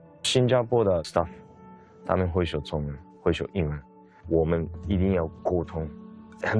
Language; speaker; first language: Chinese; non-native, fluent; Japanese